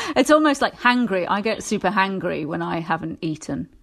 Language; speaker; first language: English; native; English